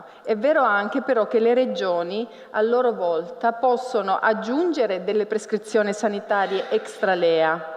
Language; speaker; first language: Italian; native; Italian